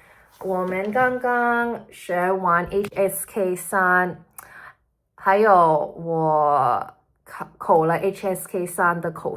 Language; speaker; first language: Chinese; early bilingual, heritage; Cantonese